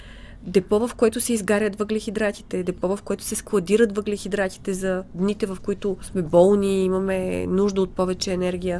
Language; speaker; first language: Bulgarian; native; Bulgarian